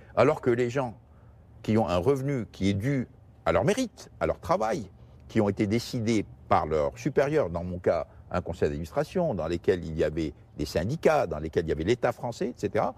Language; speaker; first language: French; non-native, local second language; Portuguese